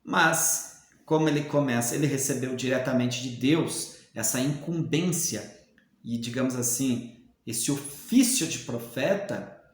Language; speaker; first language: Portuguese; native; Portuguese